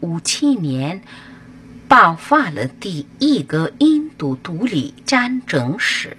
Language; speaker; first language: Chinese; non-native, learner; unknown